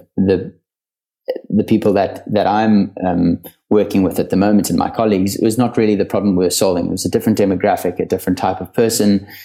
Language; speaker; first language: English; native; English